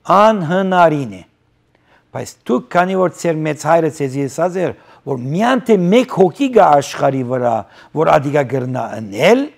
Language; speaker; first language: Armenian; early bilingual, heritage; Armenian